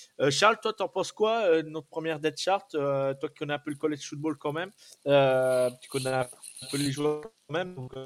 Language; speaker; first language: French; native; French